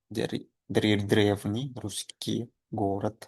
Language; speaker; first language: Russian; non-native, learner; Indonesian